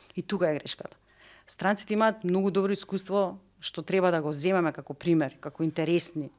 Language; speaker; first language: Macedonian; native; Macedonian